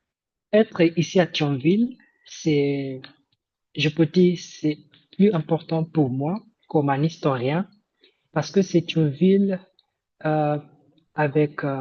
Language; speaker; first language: French; non-native, fluent; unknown